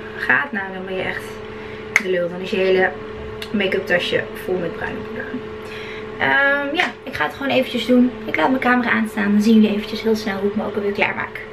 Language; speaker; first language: Dutch; native; Dutch